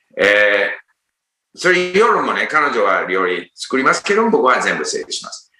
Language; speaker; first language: Japanese; non-native, fluent; English